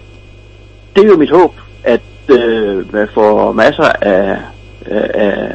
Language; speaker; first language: Danish; native; Danish